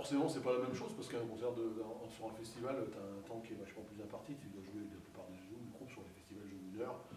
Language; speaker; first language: French; native; French